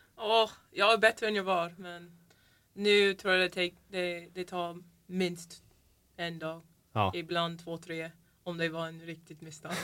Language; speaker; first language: Swedish; non-native, fluent; English